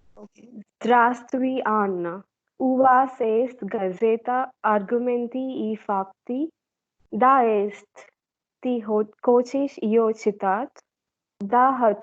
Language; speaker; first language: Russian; non-native, learner; Hindi